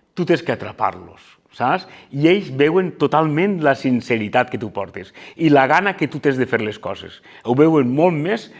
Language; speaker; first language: Catalan; native; Catalan